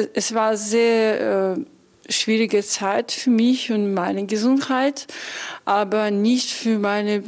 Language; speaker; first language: German; non-native, fluent; Russian